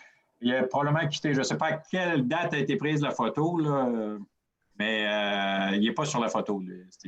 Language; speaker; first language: French; native; French